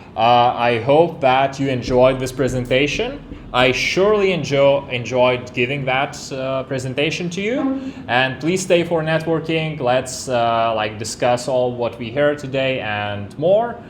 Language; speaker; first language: English; non-native, fluent; Lithuanian